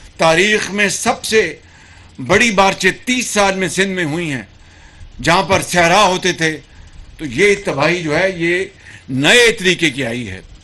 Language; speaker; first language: Urdu; non-native, local second language; Punjabi